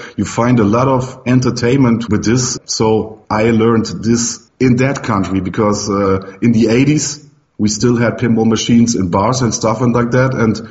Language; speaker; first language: English; non-native, fluent; German